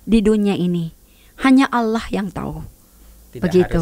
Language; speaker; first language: Indonesian; non-native, learner; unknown